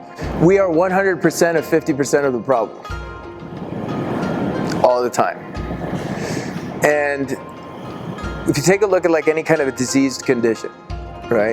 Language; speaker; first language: English; native; English